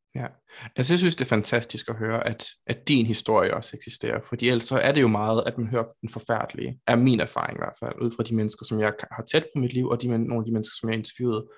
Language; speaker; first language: Danish; native; Danish